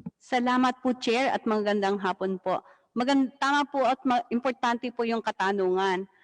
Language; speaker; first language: Filipino; native; Filipino